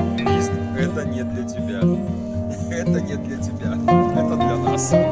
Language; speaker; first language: Russian; native; Russian